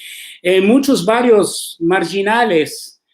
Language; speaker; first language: Spanish; non-native, learner; Arabic